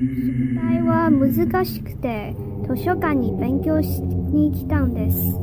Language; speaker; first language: Japanese; non-native, learner; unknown